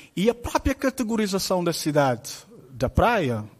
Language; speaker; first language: Portuguese; non-native, local second language; Kabuverdianu